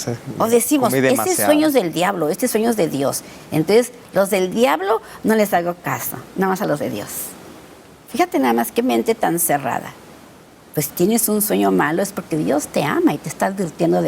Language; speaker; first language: Spanish; native; Spanish